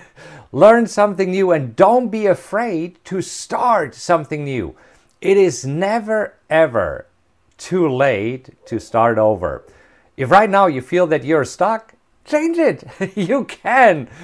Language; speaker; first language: English; non-native, fluent; German